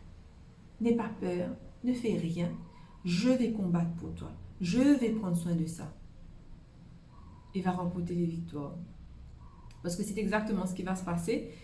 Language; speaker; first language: French; native; French